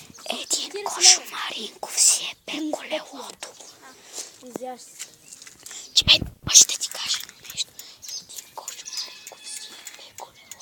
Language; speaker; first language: Bulgarian; native; Bulgarian